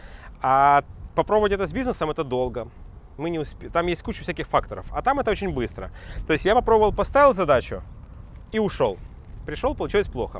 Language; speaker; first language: Russian; native; Russian